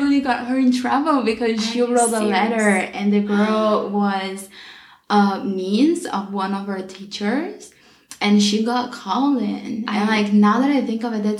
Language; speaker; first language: English; non-native, fluent; Portuguese